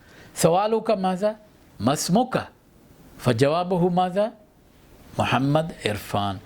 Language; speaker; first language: Arabic; non-native, fluent; Urdu